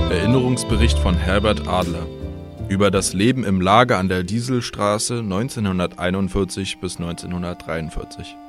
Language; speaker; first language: German; native; German